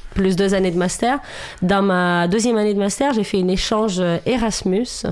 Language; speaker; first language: French; non-native, fluent; Romanian